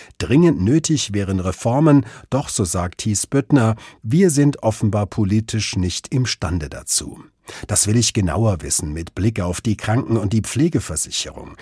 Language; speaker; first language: German; native; German